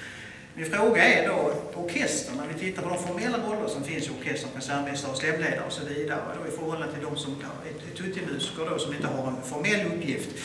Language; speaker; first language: Swedish; native; Swedish